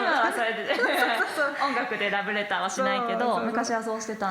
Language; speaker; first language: Japanese; native; Japanese